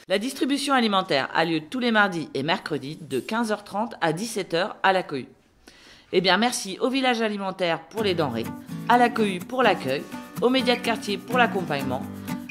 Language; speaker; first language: French; native; French